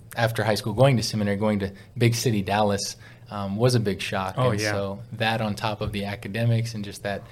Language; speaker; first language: English; native; English